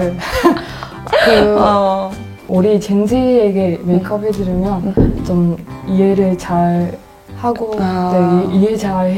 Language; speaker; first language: Korean; non-native, fluent; Mongolian